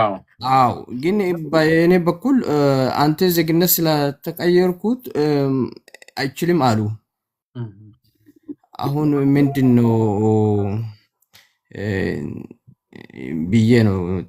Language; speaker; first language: Amharic; non-native, local second language; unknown